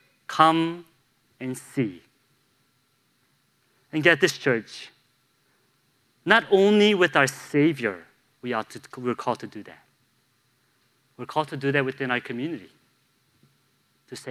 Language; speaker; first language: English; native; English